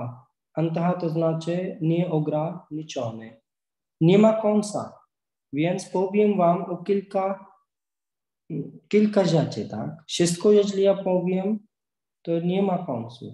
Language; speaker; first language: Polish; non-native, learner; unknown